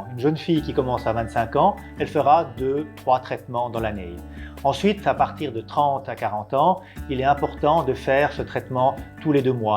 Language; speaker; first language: French; non-native, fluent; Italian